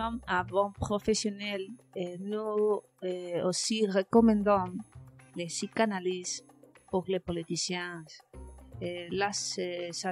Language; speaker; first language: French; non-native, learner; Spanish